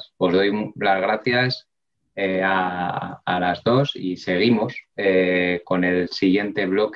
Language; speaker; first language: Spanish; native; Spanish